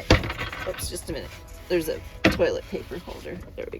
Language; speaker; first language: English; native; English